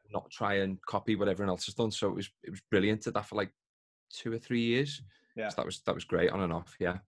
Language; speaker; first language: English; native; English